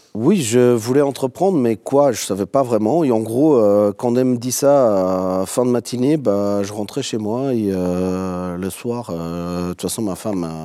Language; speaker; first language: French; non-native, fluent; Portuguese